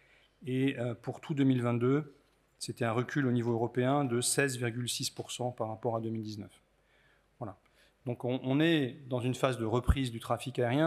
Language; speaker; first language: French; native; French